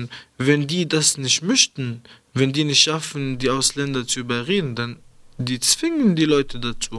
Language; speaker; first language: German; early bilingual, other home language; Arabic